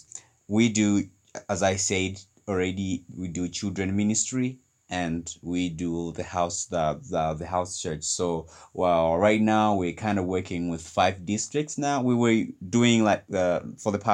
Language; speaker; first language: English; non-native, local second language; Nyanja